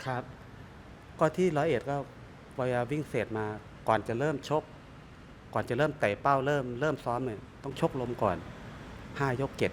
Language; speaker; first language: Thai; native; Thai